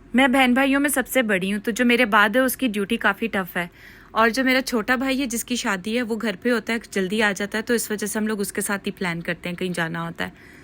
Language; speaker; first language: Urdu; native; Urdu